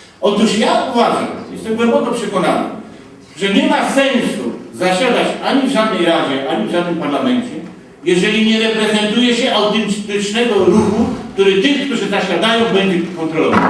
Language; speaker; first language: Polish; native; Polish